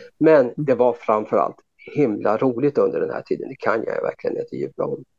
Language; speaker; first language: Swedish; native; Swedish